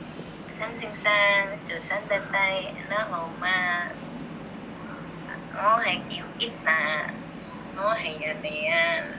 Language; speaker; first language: Cantonese; non-native, learner; Indonesian